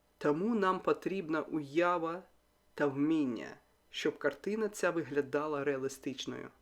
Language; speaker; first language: Ukrainian; non-native, local second language; Russian